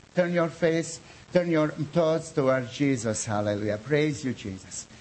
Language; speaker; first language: English; non-native, fluent; Bosnian